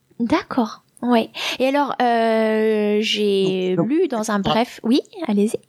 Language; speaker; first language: French; native; French